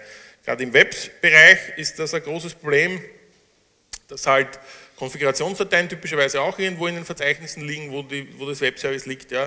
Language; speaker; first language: German; native; German